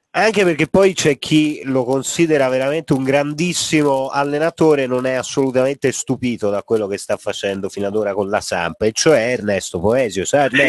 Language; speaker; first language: Italian; native; Italian